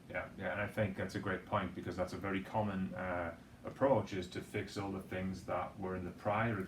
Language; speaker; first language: English; native; English